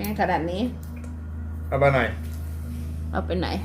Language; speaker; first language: Thai; non-native, local second language; Lao